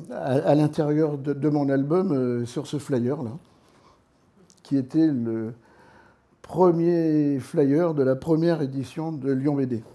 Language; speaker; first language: French; native; French